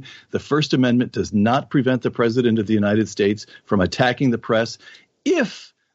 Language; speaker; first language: English; native; English